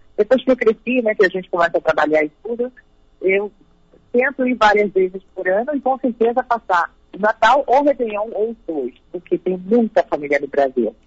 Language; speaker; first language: Portuguese; early bilingual, heritage; Spanish